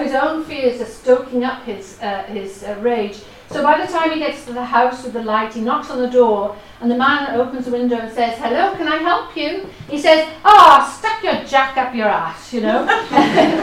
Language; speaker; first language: English; non-native, local second language; Welsh